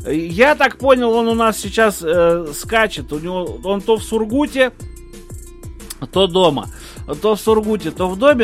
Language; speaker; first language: Russian; native; Russian